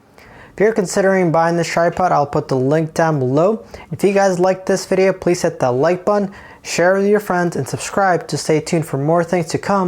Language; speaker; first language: English; native; English